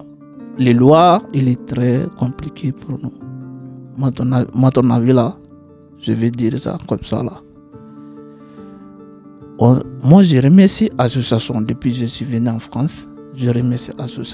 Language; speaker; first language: French; non-native, learner; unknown